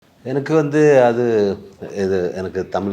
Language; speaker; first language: Tamil; non-native, learner; Malayalam